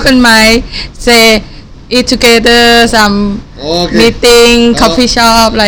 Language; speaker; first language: English; non-native, learner; Thai